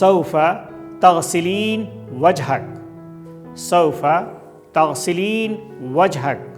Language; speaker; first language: Arabic; non-native, fluent; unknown